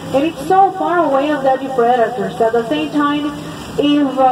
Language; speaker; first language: English; non-native, fluent; Spanish